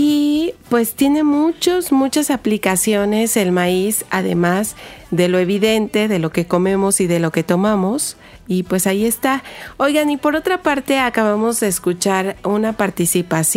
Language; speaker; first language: Spanish; native; Spanish